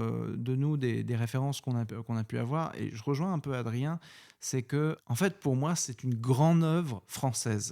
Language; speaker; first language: French; native; French